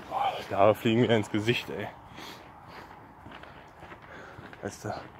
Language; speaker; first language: German; native; German